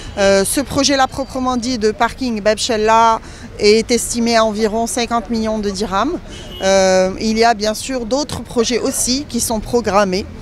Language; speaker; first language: French; non-native, local second language; Arabic